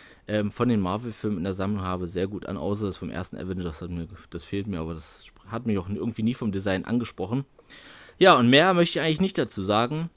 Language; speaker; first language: German; native; German